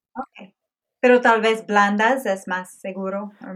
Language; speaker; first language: Spanish; non-native, fluent; English